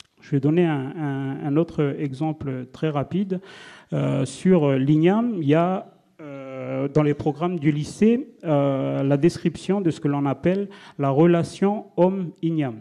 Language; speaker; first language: French; non-native, local second language; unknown